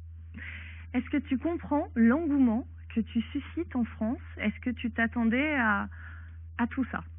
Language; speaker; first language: French; native; French